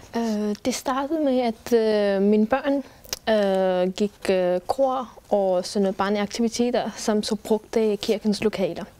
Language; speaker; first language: Danish; non-native, fluent; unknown